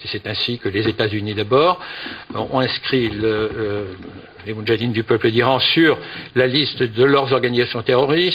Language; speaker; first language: French; native; French